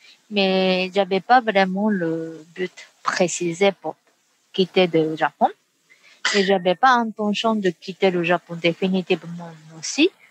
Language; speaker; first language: French; non-native, fluent; Japanese